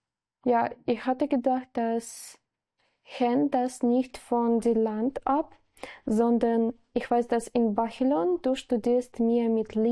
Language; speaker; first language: German; non-native, learner; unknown